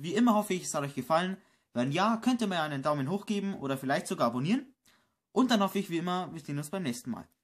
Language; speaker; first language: German; native; German